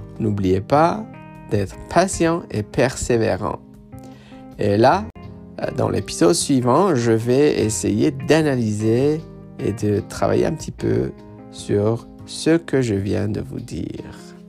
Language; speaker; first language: French; non-native, fluent; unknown